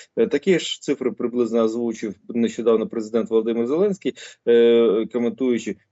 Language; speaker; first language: Ukrainian; native; Ukrainian